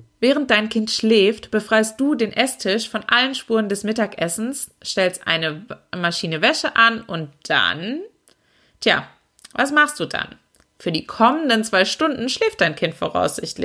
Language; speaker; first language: German; native; German